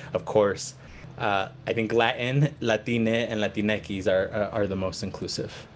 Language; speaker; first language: English; early bilingual, other home language; Spanish